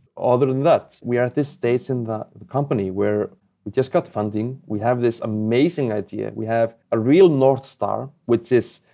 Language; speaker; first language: English; non-native, fluent; Icelandic